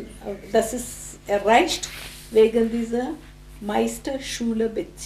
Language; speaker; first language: German; non-native, fluent; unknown